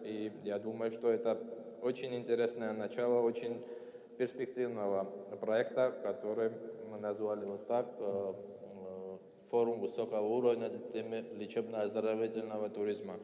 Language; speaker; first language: Russian; non-native, fluent; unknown